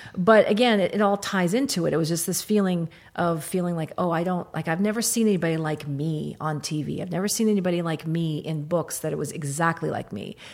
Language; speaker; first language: English; early bilingual, other home language; Arabic